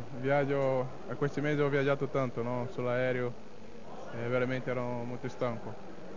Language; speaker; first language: Italian; non-native, learner; Portuguese